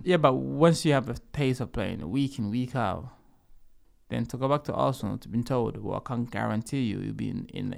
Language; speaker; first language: English; early bilingual, other home language; Lingala